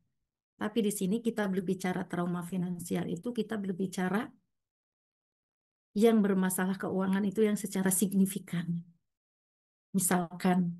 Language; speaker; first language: Indonesian; native; Indonesian